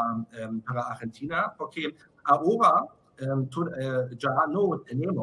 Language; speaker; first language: Spanish; non-native, fluent; German